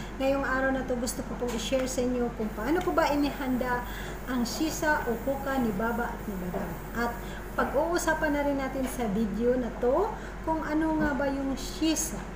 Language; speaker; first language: Filipino; non-native, local second language; Cebuano